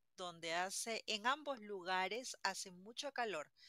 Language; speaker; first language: Spanish; native; Spanish